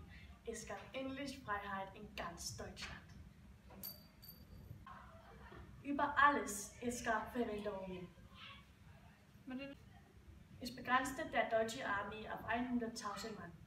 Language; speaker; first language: German; non-native, learner; Danish